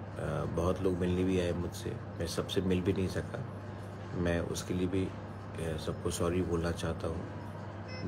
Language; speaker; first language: Hindi; non-native, local second language; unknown